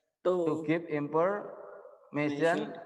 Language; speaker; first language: English; non-native, learner; Indonesian